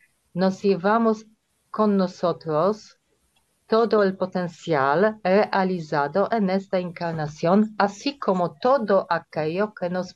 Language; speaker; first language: Spanish; non-native, fluent; Polish